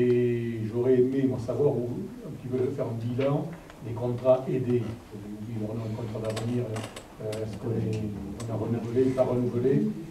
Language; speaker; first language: French; native; French